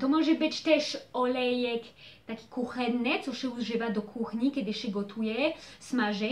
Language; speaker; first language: Polish; early bilingual, heritage; Polish